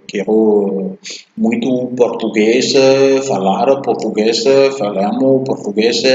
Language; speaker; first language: Portuguese; non-native, learner; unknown